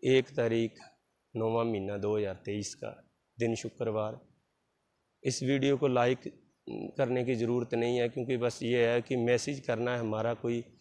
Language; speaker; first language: Hindi; non-native, local second language; Punjabi